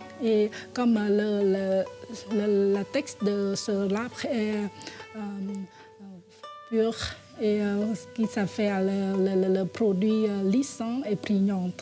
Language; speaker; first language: French; non-native, fluent; Vietnamese